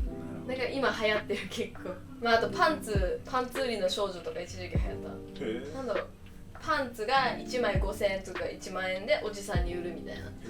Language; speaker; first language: Japanese; native; Japanese